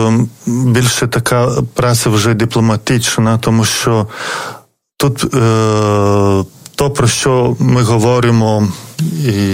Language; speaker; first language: Ukrainian; non-native, fluent; Lithuanian